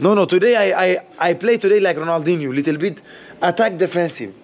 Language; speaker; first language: English; non-native, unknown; Swedish